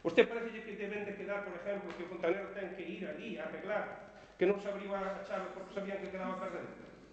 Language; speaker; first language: Spanish; non-native, local second language; Galician